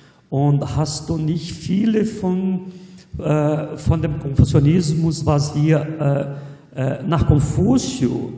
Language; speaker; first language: German; non-native, fluent; Portuguese